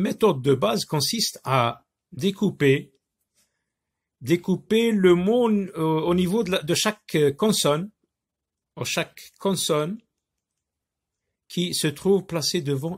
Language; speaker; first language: French; non-native, local second language; Arabic